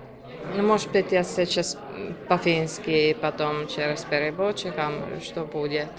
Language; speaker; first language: Russian; non-native, learner; Finnish